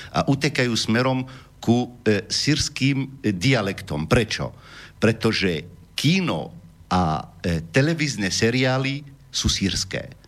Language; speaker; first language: Slovak; non-native, fluent; Arabic